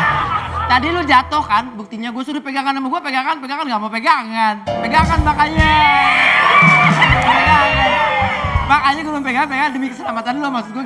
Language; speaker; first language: Indonesian; native; Indonesian